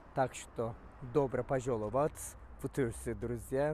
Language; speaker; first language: Russian; non-native, fluent; Turkish